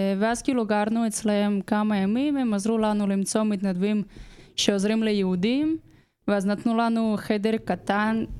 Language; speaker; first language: Hebrew; non-native, fluent; Russian